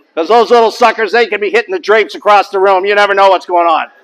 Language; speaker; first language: English; native; English